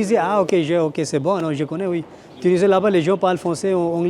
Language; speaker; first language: French; non-native, learner; Hindi